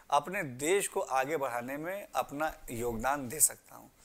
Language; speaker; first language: Hindi; native; Hindi